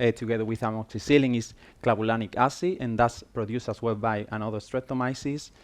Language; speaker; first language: English; non-native, fluent; Spanish